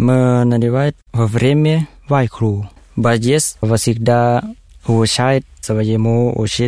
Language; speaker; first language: Russian; non-native, learner; Thai